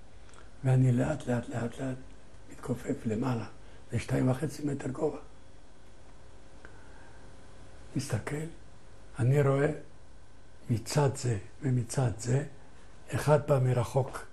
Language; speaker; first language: Hebrew; non-native, fluent; Ladino